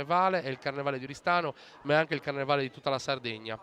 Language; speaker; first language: Italian; native; Italian